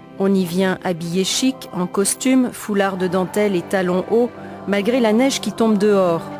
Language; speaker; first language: French; native; French